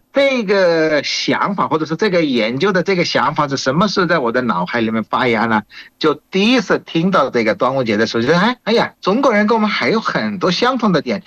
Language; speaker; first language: Chinese; non-native, fluent; Bangla